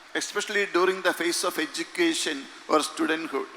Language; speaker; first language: English; non-native, local second language; Malayalam